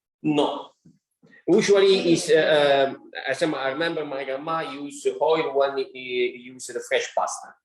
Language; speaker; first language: English; non-native, learner; Italian